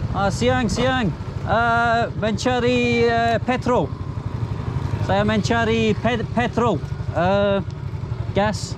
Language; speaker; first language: Indonesian; non-native, learner; English